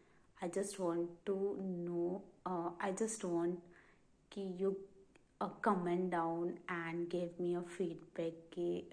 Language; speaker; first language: English; non-native, learner; Hindi